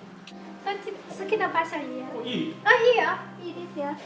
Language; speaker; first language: Japanese; non-native, learner; Chinese